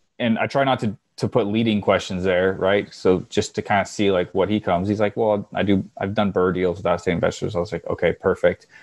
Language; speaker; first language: English; native; English